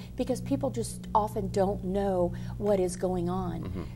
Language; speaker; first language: English; native; English